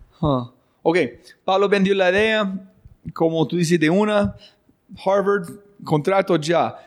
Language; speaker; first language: Spanish; non-native, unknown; English